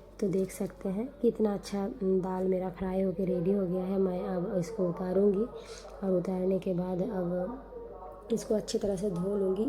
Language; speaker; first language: Hindi; non-native, local second language; Bangla